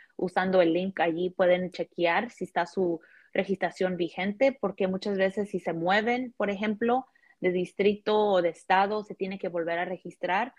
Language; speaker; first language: Spanish; early bilingual, heritage; Spanish